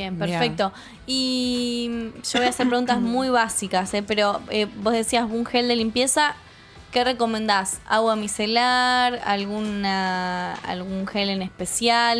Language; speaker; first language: Spanish; native; Spanish